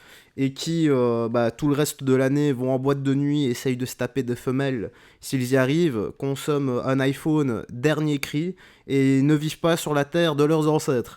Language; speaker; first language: French; native; French